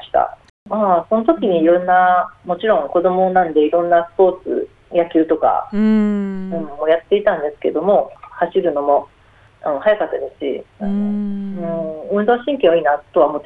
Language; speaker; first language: Japanese; native; Japanese